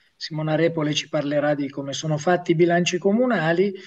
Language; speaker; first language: Italian; native; Italian